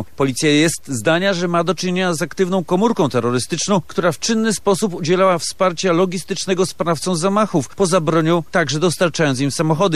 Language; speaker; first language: Polish; native; Polish